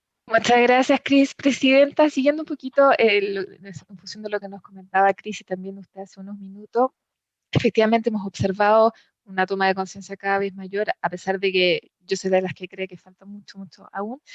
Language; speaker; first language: Spanish; native; Spanish